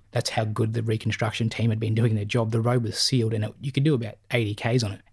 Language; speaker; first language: English; native; English